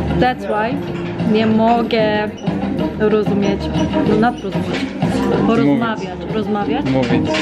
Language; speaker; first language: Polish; non-native, learner; Turkish